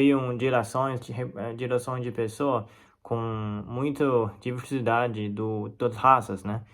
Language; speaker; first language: Portuguese; non-native, fluent; Chinese